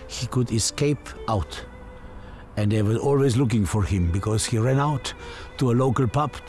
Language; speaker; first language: English; non-native, fluent; Slovenian